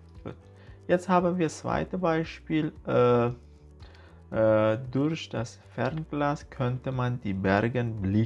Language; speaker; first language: German; non-native, fluent; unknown